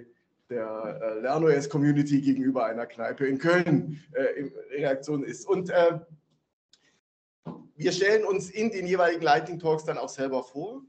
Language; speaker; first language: German; native; German